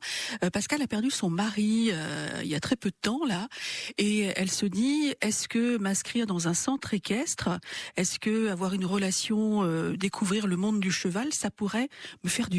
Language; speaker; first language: French; native; French